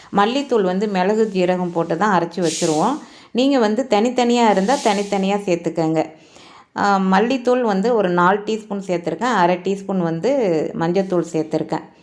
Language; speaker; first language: Tamil; native; Tamil